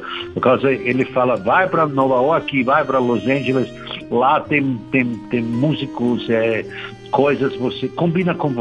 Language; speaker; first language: Portuguese; non-native, learner; German